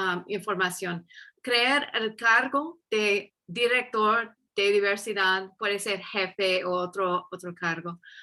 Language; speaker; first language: Spanish; non-native, fluent; English